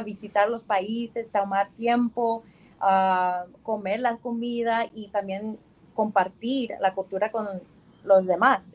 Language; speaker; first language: Spanish; early bilingual, heritage; Spanish